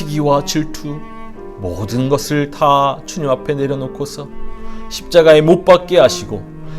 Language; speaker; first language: Korean; native; Korean